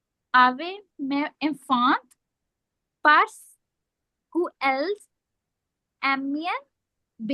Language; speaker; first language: French; non-native, learner; Hindi